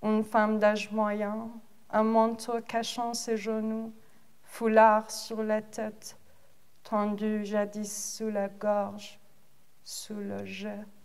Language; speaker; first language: French; non-native, fluent; Persian